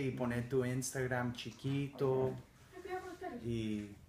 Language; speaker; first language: Spanish; early bilingual, heritage; Spanish